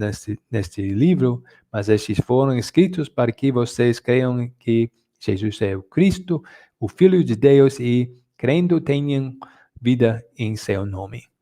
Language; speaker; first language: Portuguese; non-native, fluent; English